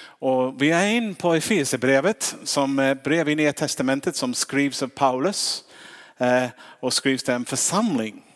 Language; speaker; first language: Swedish; non-native, fluent; English